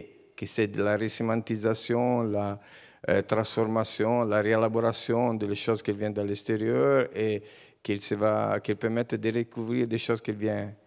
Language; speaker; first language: French; non-native, learner; Italian